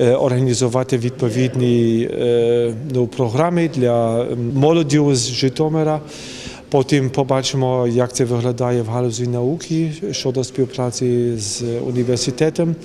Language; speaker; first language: Ukrainian; non-native, fluent; German